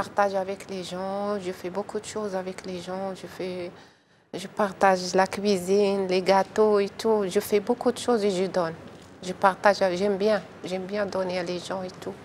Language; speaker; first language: French; non-native, learner; Arabic